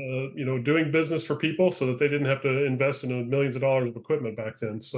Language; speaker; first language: English; native; English